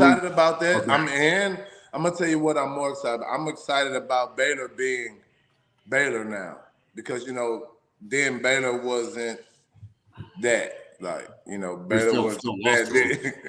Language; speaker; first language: English; native; English